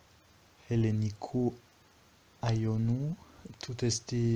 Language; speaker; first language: Greek; non-native, fluent; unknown